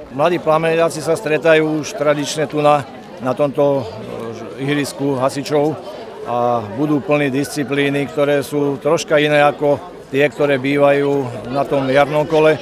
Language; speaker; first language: Slovak; native; Slovak